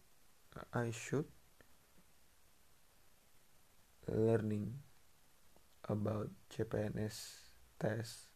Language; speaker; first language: English; non-native, learner; Indonesian